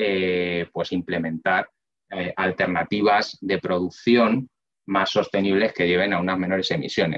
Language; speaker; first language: Spanish; native; Spanish